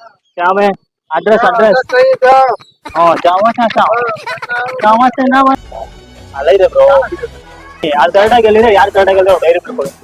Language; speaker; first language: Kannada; non-native, learner; Tamil